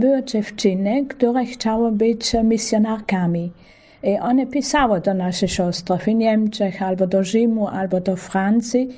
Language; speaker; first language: Polish; non-native, fluent; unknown